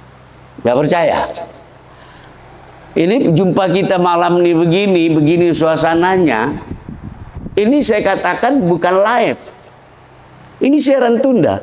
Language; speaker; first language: Indonesian; native; Indonesian